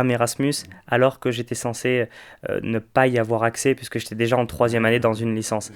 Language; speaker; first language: French; native; French